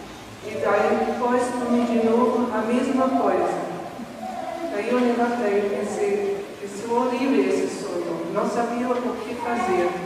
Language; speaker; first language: Portuguese; non-native, fluent; German